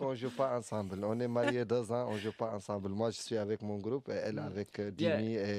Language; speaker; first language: French; non-native, local second language; Arabic